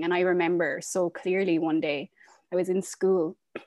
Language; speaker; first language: English; native; English